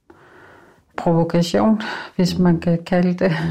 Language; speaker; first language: Danish; non-native, local second language; Kalaallisut